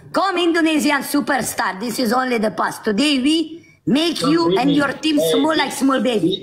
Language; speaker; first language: English; non-native, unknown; Hungarian